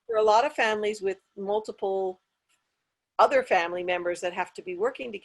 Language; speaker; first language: English; native; English